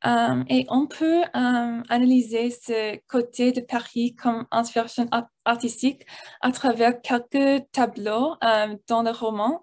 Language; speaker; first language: French; non-native, learner; English